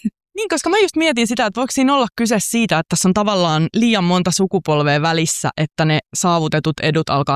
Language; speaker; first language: Finnish; native; Finnish